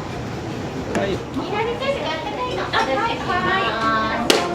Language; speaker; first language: Japanese; native; Japanese